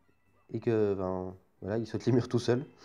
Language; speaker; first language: French; native; French